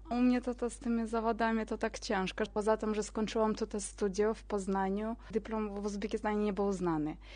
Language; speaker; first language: Polish; non-native, fluent; Russian